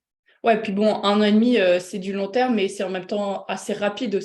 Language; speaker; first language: French; native; French